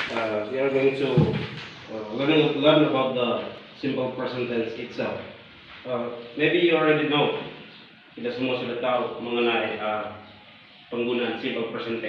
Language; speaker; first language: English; non-native, learner; Indonesian